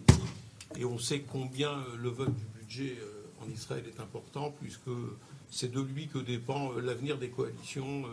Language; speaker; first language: French; native; French